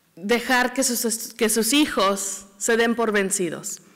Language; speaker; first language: Spanish; early bilingual, heritage; Spanish